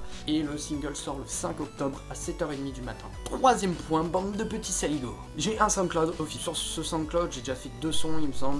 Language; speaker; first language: French; native; French